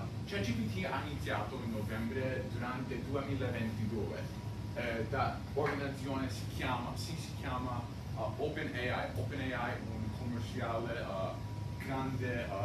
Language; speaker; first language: Italian; non-native, learner; English